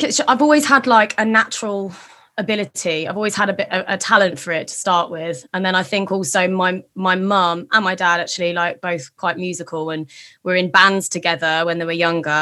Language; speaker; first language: English; native; English